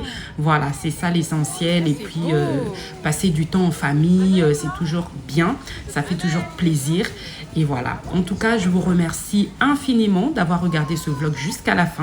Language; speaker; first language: French; native; French